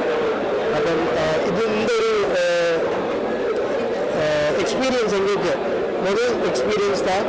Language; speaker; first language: Tamil; non-native, learner; Malayalam